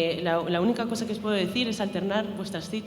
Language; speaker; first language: Spanish; native; Spanish